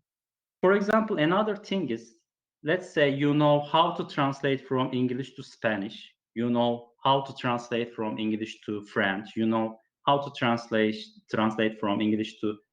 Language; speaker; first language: English; non-native, fluent; Turkish